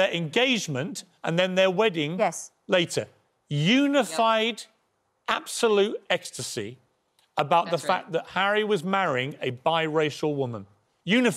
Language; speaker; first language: English; native; English